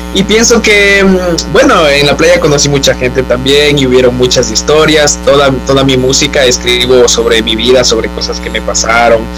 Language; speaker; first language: Spanish; native; Spanish